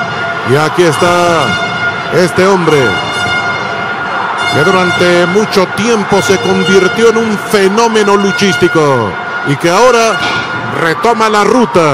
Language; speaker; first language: Spanish; native; Spanish